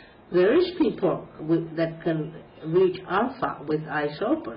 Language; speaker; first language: English; non-native, fluent; Spanish